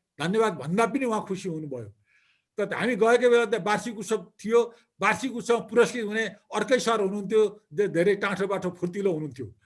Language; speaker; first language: Nepali; native; Nepali